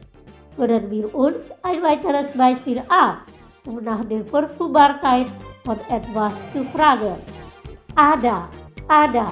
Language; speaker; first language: German; non-native, fluent; Indonesian